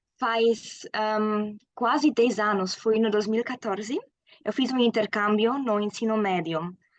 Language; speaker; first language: Portuguese; non-native, fluent; German